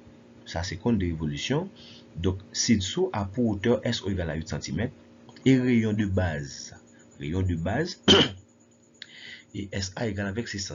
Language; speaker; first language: French; non-native, local second language; Haitian Creole